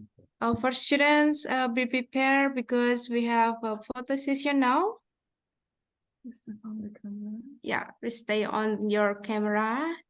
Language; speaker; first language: English; non-native, fluent; Indonesian